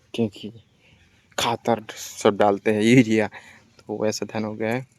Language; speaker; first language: Hindi; non-native, local second language; Gujarati